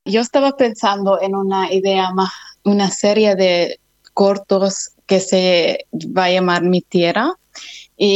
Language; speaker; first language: Spanish; early bilingual, other home language; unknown